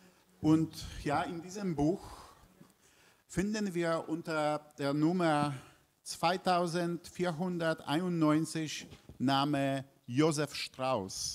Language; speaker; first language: German; non-native, fluent; Polish